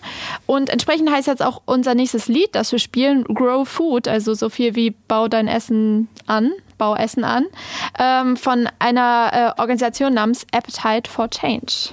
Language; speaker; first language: German; native; German